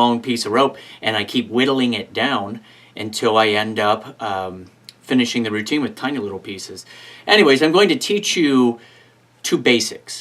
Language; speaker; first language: English; native; English